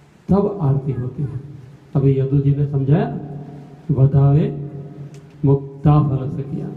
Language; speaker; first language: Hindi; non-native, local second language; Gujarati